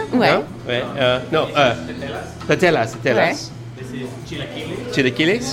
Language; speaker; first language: French; non-native, fluent; English